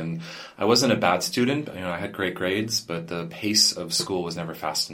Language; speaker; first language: English; native; English